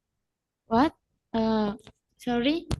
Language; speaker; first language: English; non-native, learner; Indonesian